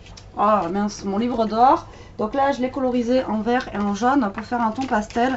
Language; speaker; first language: French; native; French